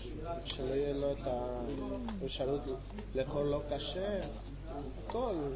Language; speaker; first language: Hebrew; non-native, learner; Spanish